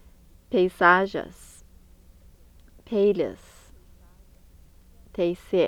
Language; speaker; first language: Lithuanian; early bilingual, heritage; Lithuanian